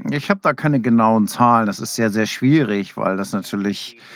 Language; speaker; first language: German; non-native, fluent; English